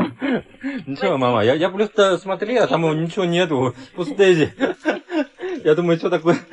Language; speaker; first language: Russian; non-native, learner; Chinese